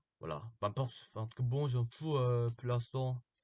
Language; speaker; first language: French; non-native, learner; Korean